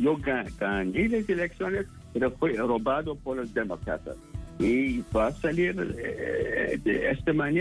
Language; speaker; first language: Spanish; non-native, fluent; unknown